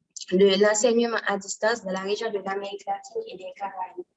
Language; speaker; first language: French; non-native, local second language; Haitian Creole